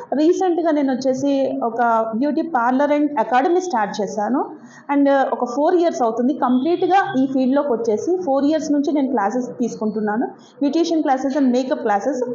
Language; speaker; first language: Telugu; native; Telugu